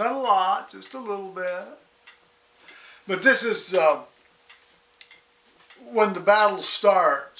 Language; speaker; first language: English; native; English